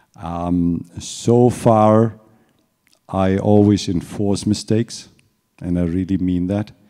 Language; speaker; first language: English; non-native, fluent; German